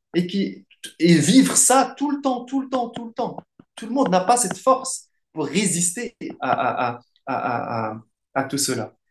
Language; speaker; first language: French; non-native, local second language; Arabic